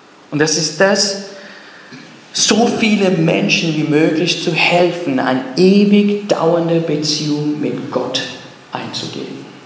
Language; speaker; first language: German; non-native, fluent; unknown